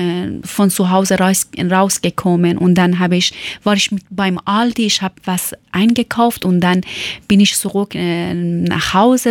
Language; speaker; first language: German; non-native, learner; Persian